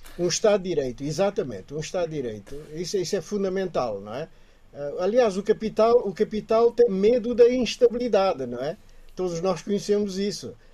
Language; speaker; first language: Portuguese; native; Portuguese